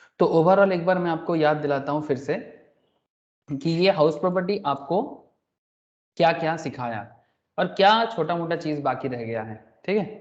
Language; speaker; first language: Hindi; non-native, local second language; Bangla